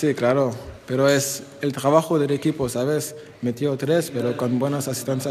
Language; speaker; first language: Spanish; non-native, fluent; French